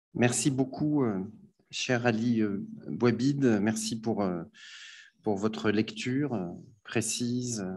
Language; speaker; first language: French; native; French